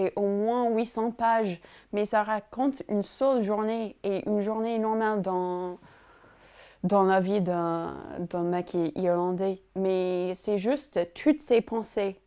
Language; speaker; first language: French; non-native, fluent; English